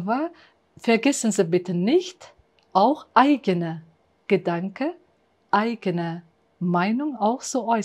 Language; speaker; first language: German; non-native, fluent; Uzbek